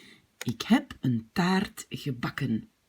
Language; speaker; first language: Dutch; non-native, fluent; French